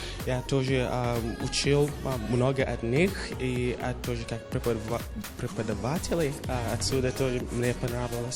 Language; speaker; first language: Russian; non-native, fluent; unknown